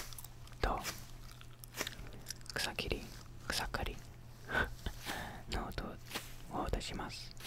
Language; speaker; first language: Japanese; non-native, learner; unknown